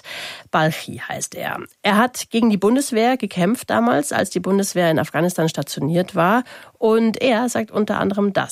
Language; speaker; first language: German; native; German